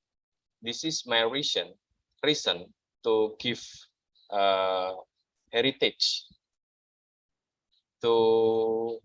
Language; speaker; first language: English; non-native, learner; Indonesian